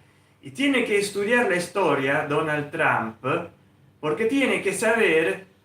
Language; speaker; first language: Spanish; non-native, fluent; Italian